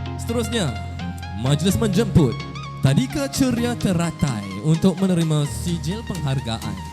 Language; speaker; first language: Malay; native; Malay